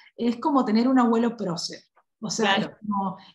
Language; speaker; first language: Spanish; native; Spanish